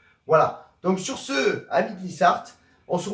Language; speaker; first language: French; native; French